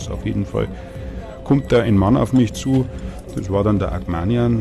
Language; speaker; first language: German; native; German